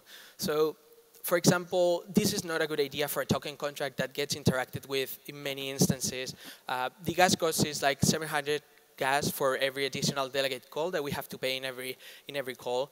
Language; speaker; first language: English; non-native, fluent; Spanish